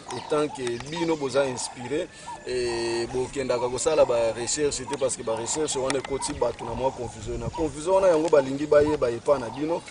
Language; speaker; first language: Lingala; non-native, local second language; Kongo